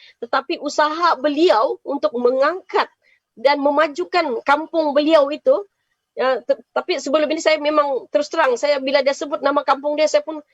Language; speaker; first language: Malay; native; Malay